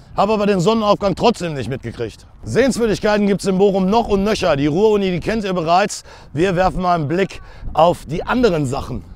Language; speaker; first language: German; native; German